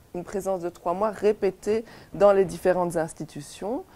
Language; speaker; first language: French; native; French